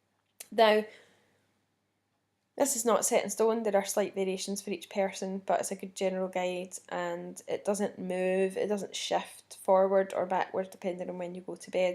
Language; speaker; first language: English; native; English